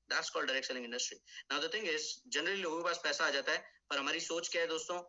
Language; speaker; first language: Hindi; native; Hindi